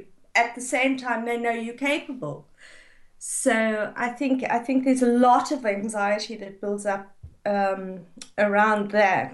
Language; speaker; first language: English; native; English